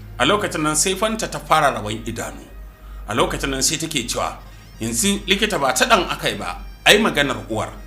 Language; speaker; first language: Hausa; native; Hausa